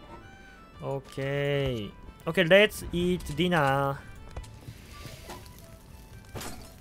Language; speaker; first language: English; non-native, learner; Japanese